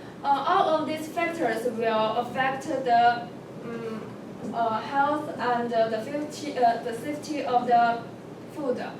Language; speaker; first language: English; non-native, learner; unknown